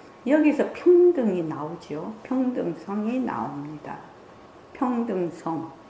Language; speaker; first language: Korean; native; Korean